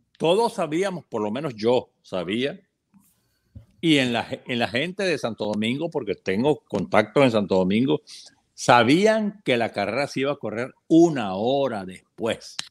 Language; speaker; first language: Spanish; native; Spanish